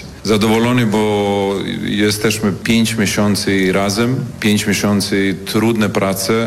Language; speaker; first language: Polish; non-native, learner; Serbian